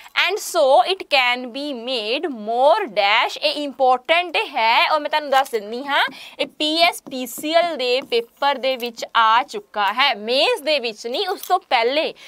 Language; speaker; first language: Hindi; non-native, local second language; Punjabi